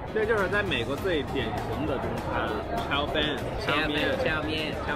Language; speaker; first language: Chinese; non-native, fluent; English